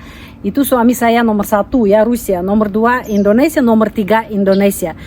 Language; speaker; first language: Indonesian; non-native, fluent; Russian